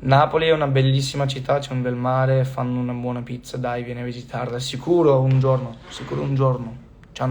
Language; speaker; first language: Italian; non-native, fluent; English